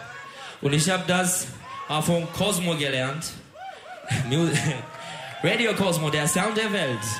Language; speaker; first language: German; non-native, learner; Turkish